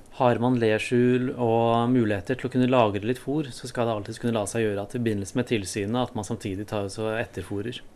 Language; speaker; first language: Norwegian; native; Norwegian